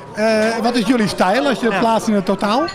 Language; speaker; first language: Dutch; native; Dutch